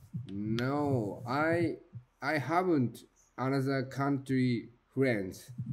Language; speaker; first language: English; non-native, learner; Japanese